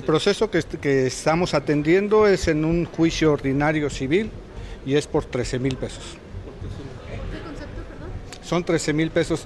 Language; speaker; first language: Spanish; native; Spanish